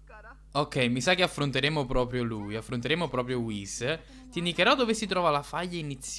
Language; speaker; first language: Italian; native; Italian